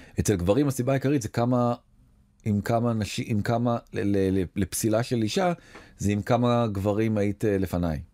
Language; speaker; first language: Hebrew; native; Hebrew